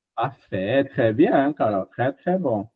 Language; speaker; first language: French; non-native, fluent; Portuguese